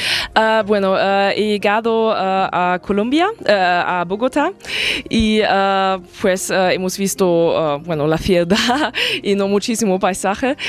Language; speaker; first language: Spanish; non-native, fluent; German